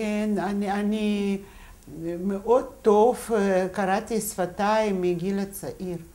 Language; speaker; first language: Hebrew; non-native, fluent; Russian